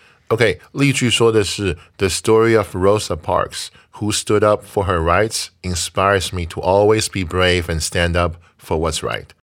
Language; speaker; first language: English; non-native, fluent; Chinese